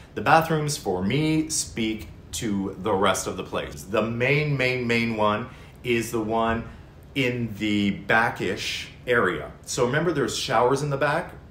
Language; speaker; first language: English; native; English